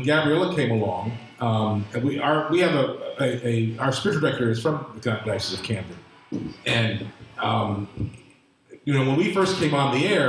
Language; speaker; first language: English; native; English